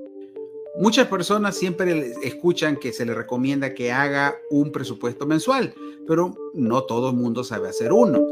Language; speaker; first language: Spanish; native; Spanish